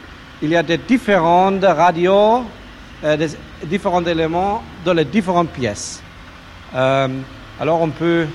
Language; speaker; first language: French; non-native, learner; German